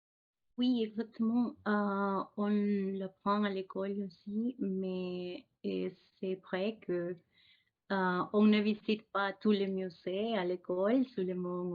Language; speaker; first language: French; non-native, fluent; Spanish